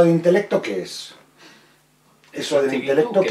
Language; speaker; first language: Spanish; native; Spanish